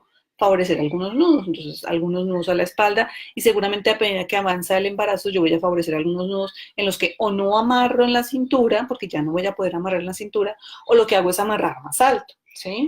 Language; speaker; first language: Spanish; native; Spanish